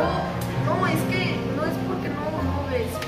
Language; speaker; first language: Spanish; early bilingual, other home language; Korean